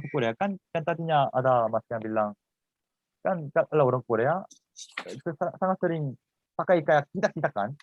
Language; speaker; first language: Indonesian; non-native, fluent; Korean